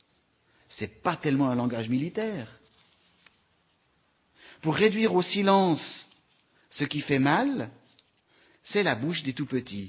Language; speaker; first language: French; native; French